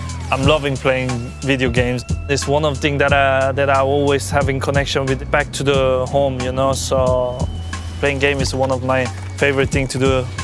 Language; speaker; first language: English; non-native, fluent; Korean